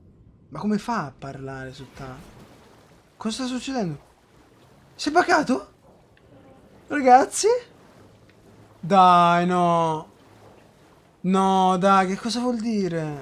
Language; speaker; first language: Italian; native; Italian